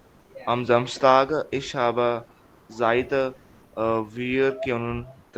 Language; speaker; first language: German; non-native, learner; Hindi